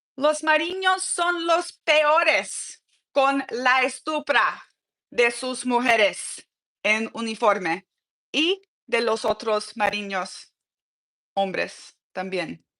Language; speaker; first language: Spanish; early bilingual, other home language; English